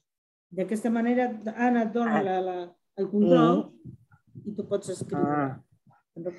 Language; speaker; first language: Catalan; non-native, fluent; Spanish